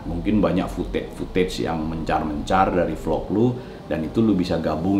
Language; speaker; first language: Indonesian; native; Indonesian